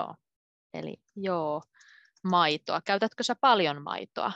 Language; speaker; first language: Finnish; native; Finnish